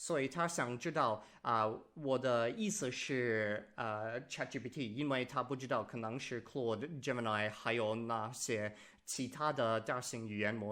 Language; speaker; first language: Chinese; non-native, learner; English